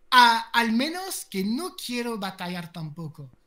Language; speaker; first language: Spanish; non-native, learner; French